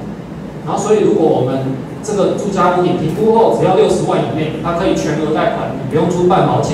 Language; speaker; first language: Chinese; native; Chinese